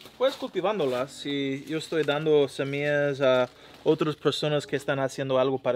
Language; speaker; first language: Spanish; non-native, learner; English